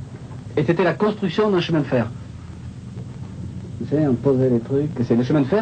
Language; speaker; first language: French; native; French